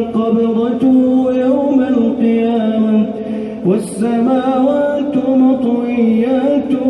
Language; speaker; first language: Arabic; native; Arabic